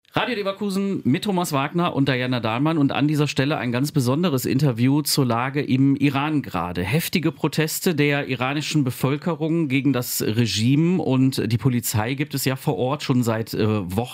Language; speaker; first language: German; native; German